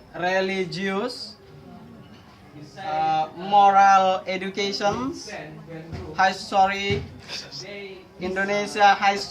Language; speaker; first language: English; non-native, learner; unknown